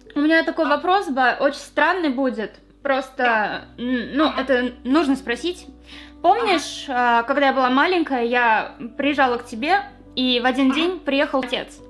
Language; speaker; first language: Russian; native; Russian